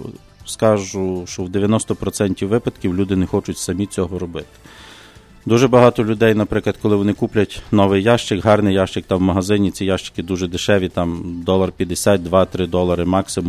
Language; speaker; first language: Ukrainian; native; Ukrainian